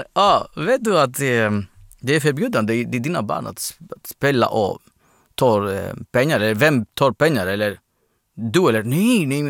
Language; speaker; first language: Swedish; non-native, learner; Greek